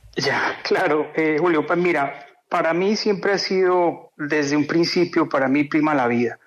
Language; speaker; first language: Spanish; native; Spanish